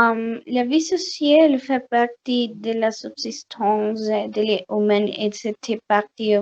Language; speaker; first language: French; non-native, learner; Spanish